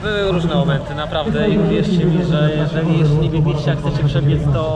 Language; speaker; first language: Polish; native; Polish